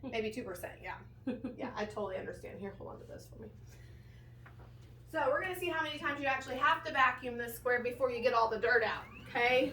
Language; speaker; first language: English; native; English